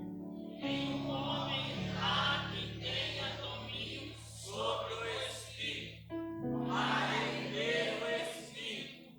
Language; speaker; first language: Portuguese; native; Portuguese